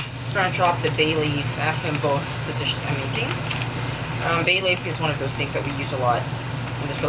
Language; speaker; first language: English; non-native, local second language; Filipino